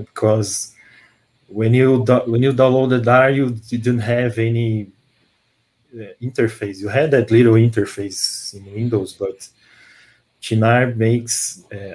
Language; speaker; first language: English; non-native, fluent; Portuguese